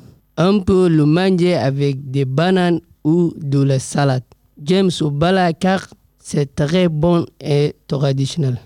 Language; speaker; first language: French; non-native, learner; Somali